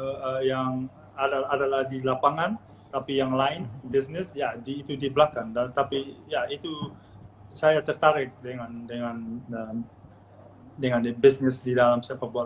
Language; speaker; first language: Indonesian; non-native, fluent; Dutch